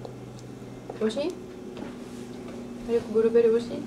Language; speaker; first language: French; non-native, learner; Japanese